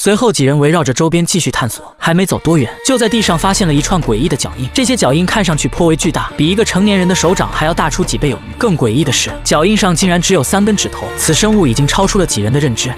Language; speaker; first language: Chinese; native; Chinese